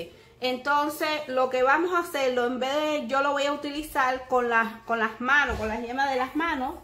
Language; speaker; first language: Spanish; native; Spanish